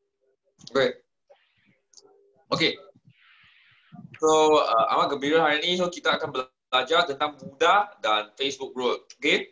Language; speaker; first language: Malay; non-native, local second language; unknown